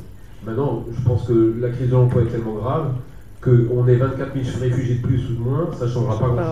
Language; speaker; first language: French; native; French